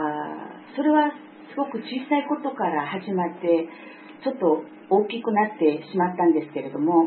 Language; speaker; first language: Japanese; non-native, fluent; Korean